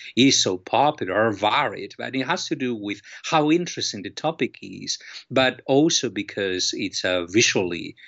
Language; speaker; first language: English; non-native, fluent; Spanish